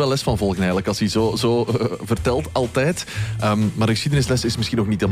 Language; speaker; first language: Dutch; native; Dutch